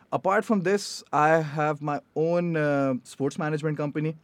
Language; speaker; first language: English; non-native, local second language; Hindi